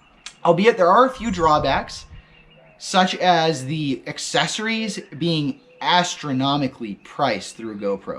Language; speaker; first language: English; native; English